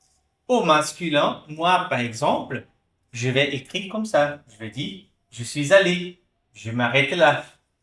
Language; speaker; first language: French; non-native, fluent; Portuguese